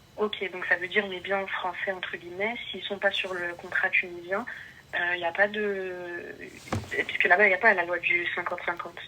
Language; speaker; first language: French; early bilingual, other home language; Arabic